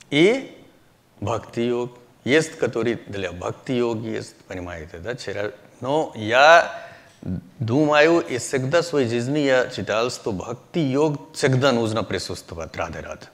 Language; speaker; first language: Russian; non-native, learner; Hindi